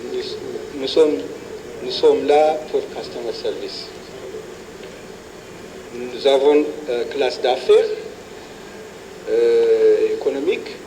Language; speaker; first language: French; non-native, fluent; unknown